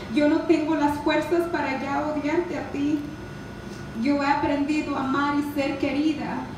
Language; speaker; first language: Spanish; early bilingual, other home language; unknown